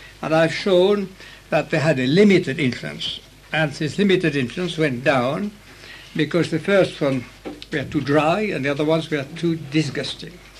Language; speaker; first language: English; non-native, fluent; French